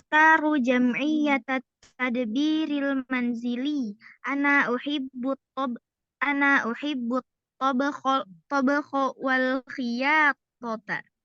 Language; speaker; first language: Arabic; non-native, learner; Indonesian